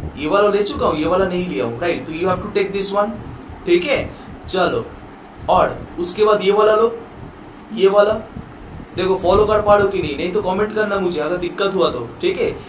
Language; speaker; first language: Hindi; non-native, local second language; Bangla